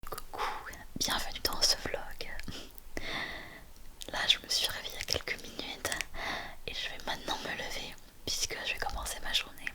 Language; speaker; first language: French; native; French